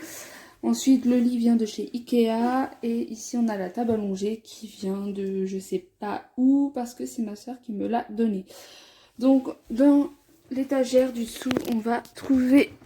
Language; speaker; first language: French; native; French